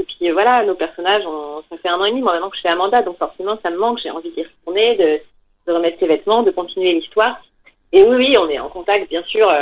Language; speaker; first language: French; native; French